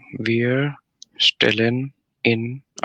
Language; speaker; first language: German; non-native, learner; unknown